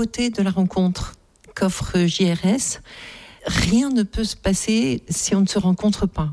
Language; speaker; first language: French; native; French